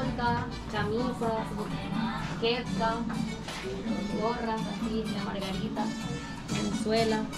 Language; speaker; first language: Spanish; native; Spanish